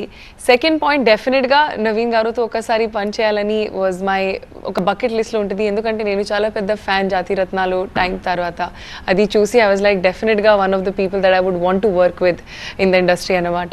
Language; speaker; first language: Telugu; non-native, fluent; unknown